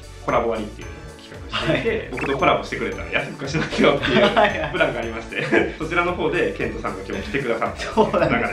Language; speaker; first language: Japanese; native; Japanese